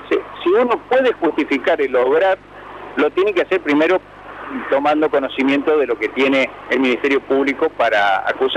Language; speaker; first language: Spanish; native; Spanish